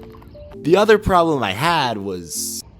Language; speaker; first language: English; native; English